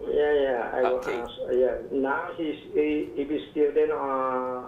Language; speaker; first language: English; non-native, learner; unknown